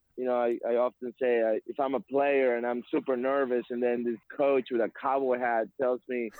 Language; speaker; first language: English; non-native, fluent; Spanish